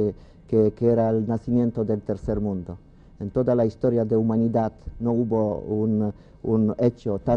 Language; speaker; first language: Spanish; non-native, fluent; Polish